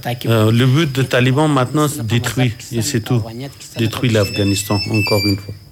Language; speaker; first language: French; non-native, fluent; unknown